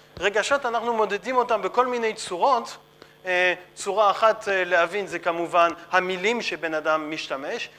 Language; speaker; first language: Hebrew; non-native, fluent; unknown